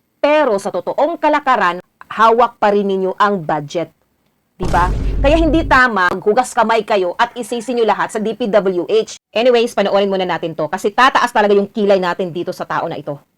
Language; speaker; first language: Filipino; native; Filipino